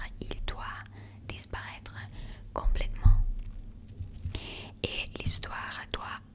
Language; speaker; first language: French; non-native, learner; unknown